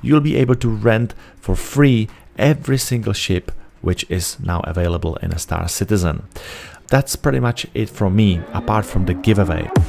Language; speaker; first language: English; non-native, fluent; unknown